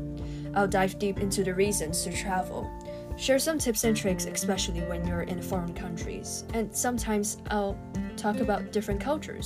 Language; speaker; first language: English; non-native, local second language; Cantonese